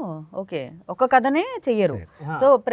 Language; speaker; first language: Telugu; native; Telugu